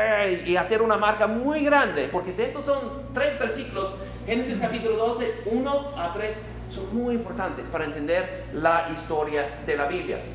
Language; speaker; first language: Spanish; non-native, fluent; English